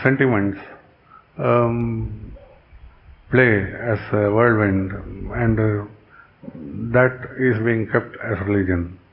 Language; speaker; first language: English; non-native, local second language; Kannada